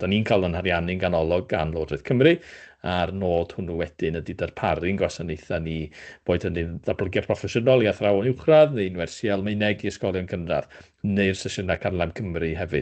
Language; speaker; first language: Welsh; native; Welsh